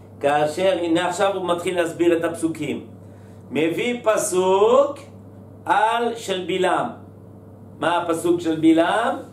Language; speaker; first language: Hebrew; native; Hebrew